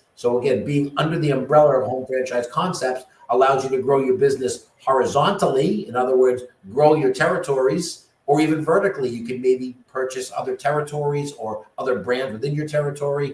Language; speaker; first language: English; native; English